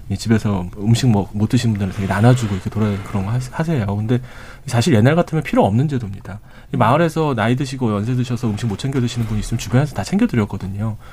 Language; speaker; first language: Korean; native; Korean